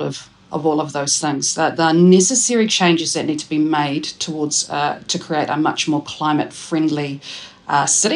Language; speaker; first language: English; native; English